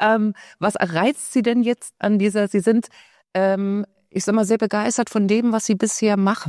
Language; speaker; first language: German; native; German